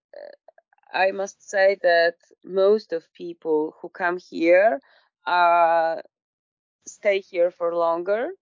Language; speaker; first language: English; non-native, fluent; Polish